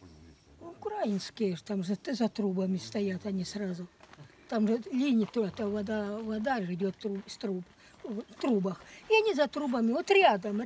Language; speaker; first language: Russian; native; Russian